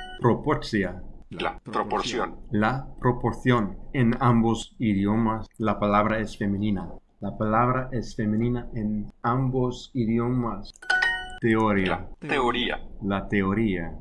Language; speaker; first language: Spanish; non-native, learner; English